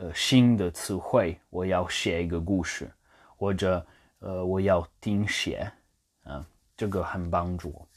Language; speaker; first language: Chinese; non-native, learner; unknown